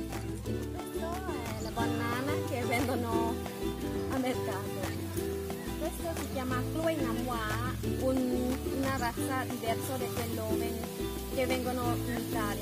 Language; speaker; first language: Italian; non-native, fluent; Thai